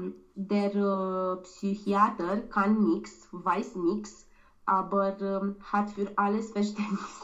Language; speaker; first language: German; non-native, learner; Romanian